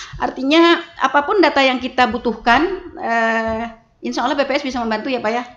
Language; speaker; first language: Indonesian; native; Indonesian